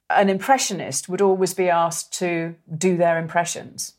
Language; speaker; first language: English; native; English